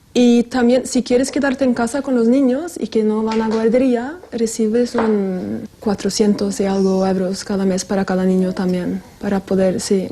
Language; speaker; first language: Spanish; non-native, fluent; Norwegian